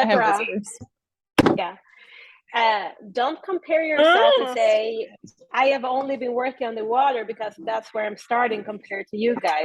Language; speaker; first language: English; non-native, fluent; Swedish